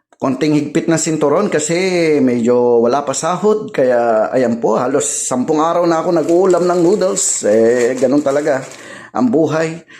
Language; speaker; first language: Filipino; non-native, local second language; Cebuano